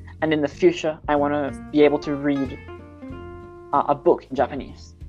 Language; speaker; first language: English; native; English